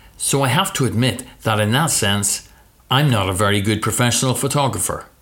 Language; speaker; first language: English; native; English